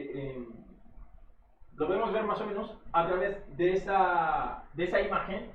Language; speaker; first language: Spanish; non-native, fluent; Haitian Creole